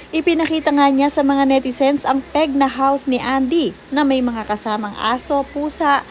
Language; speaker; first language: Filipino; native; Filipino